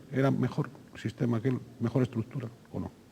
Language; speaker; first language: Spanish; native; Spanish